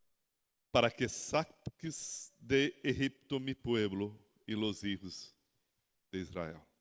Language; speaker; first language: Spanish; non-native, learner; Portuguese